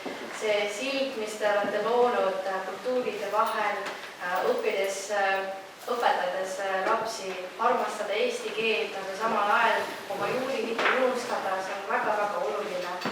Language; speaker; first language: Estonian; non-native, local second language; Russian